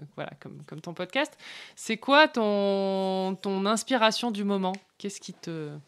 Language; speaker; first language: French; native; French